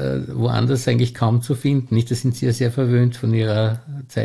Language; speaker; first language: German; native; German